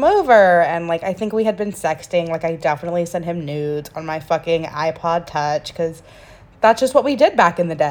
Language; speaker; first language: English; native; English